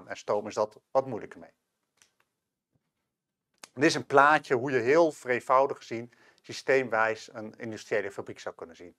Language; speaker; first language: Dutch; native; Dutch